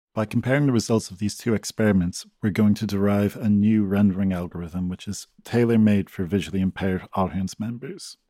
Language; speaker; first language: English; native; English